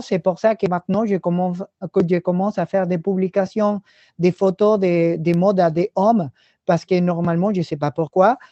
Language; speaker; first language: French; non-native, learner; Spanish